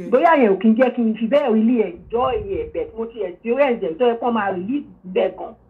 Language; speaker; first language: Yoruba; native; Yoruba